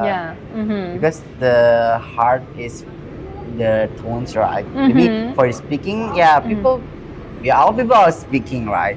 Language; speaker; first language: English; non-native, learner; Indonesian